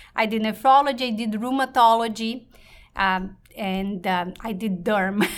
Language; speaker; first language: English; non-native, fluent; Portuguese